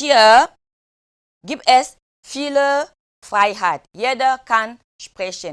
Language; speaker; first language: German; non-native, learner; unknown